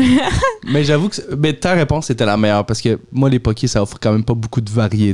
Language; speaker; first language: French; native; French